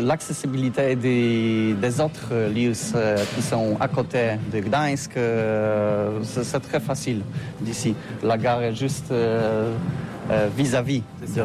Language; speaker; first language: French; non-native, fluent; Polish